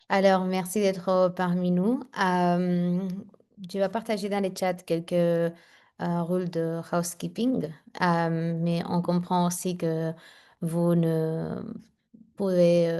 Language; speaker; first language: French; non-native, fluent; Spanish